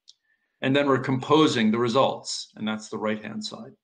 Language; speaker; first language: English; native; English